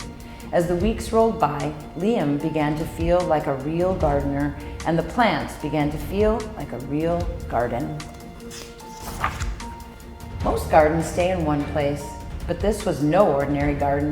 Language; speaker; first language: English; native; English